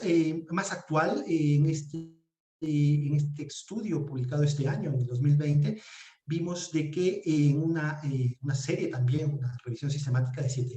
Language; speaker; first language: Spanish; native; Spanish